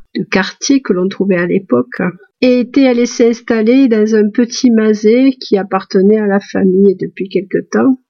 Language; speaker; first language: French; native; French